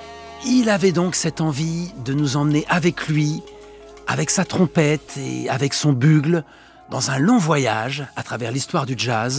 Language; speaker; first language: French; native; French